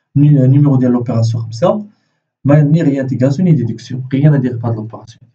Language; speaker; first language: French; non-native, local second language; Arabic